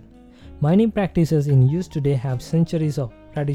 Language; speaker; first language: English; non-native, local second language; Sinhala